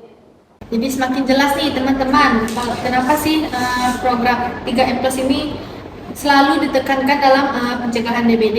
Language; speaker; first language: Indonesian; native; Indonesian